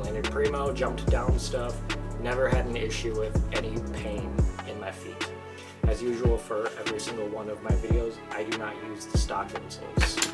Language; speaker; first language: English; native; English